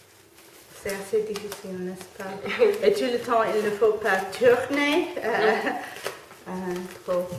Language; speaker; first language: French; non-native, learner; English